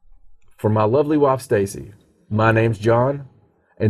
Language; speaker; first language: English; native; English